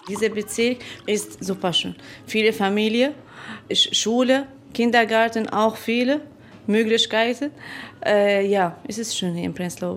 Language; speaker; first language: German; non-native, learner; Arabic